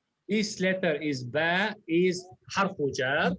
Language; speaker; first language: English; non-native, learner; Arabic